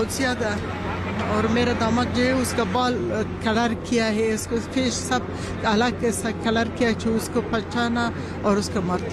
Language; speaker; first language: Hindi; non-native, learner; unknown